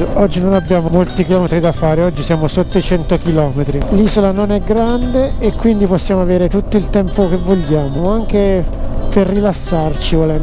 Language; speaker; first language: Italian; native; Italian